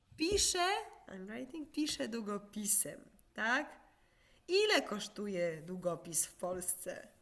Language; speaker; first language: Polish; native; Polish